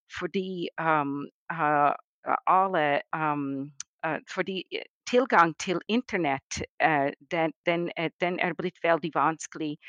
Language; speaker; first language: Norwegian; non-native, fluent; English